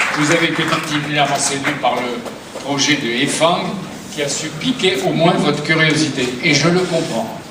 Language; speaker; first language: French; native; French